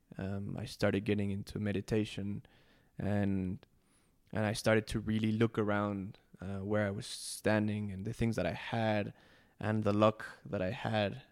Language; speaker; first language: English; non-native, fluent; Spanish